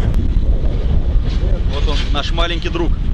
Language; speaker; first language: Russian; native; Russian